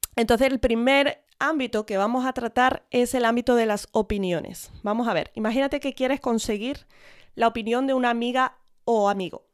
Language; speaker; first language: Spanish; early bilingual, other home language; English